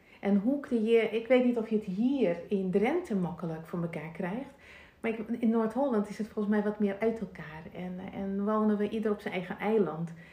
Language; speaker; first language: Dutch; non-native, fluent; Russian